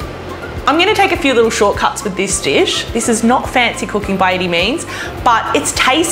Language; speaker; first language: English; native; English